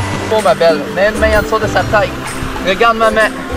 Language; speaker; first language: French; native; French